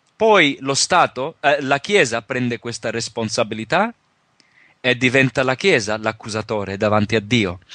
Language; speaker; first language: Italian; early bilingual, heritage; Italian